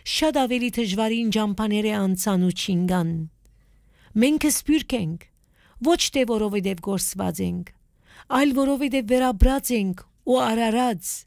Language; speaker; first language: Armenian; early bilingual, heritage; Armenian